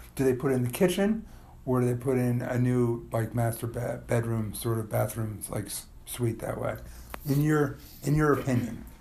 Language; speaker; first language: English; native; English